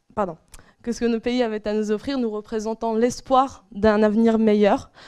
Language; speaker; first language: French; non-native, local second language; Arabic